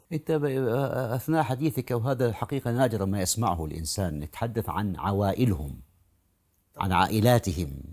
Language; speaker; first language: Arabic; native; Arabic